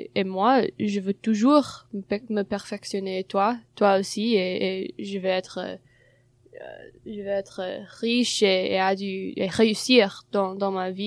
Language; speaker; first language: French; non-native, fluent; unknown